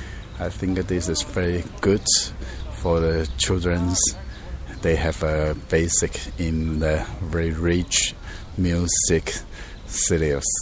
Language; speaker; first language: English; non-native, learner; Chinese